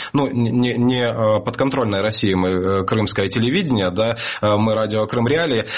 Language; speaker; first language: Russian; native; Russian